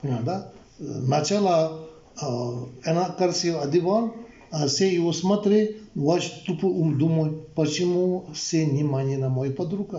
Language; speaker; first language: Russian; non-native, learner; Tibetan